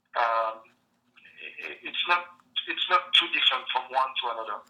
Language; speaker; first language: English; non-native, fluent; French